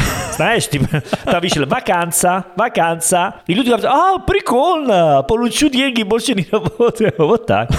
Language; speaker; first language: Russian; non-native, fluent; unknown